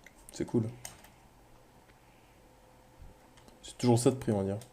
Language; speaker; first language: French; native; French